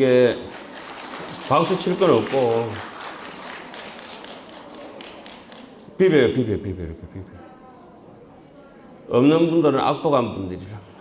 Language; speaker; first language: Korean; native; Korean